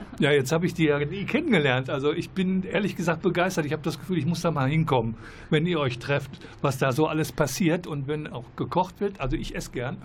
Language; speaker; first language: German; native; German